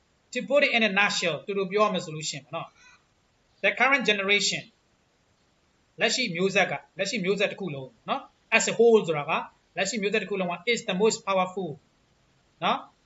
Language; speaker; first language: English; non-native, fluent; Burmese